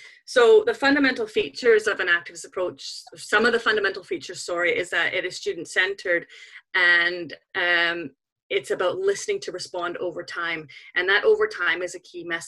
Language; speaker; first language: English; native; English